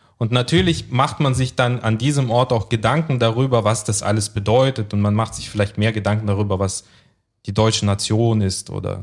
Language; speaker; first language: German; early bilingual, other home language; Russian